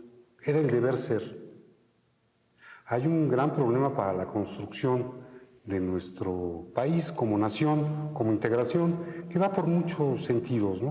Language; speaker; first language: Spanish; native; Spanish